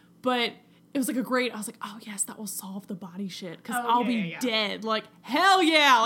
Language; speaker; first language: English; native; English